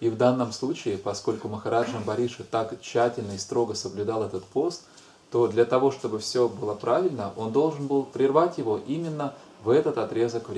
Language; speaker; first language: Russian; native; Russian